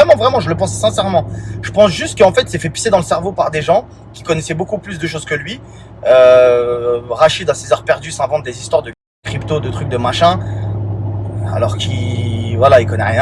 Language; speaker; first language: French; native; French